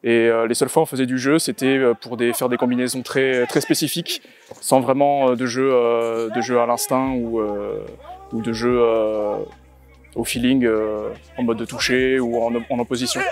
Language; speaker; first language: French; native; French